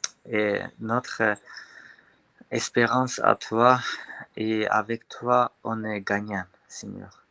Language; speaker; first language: French; non-native, learner; Armenian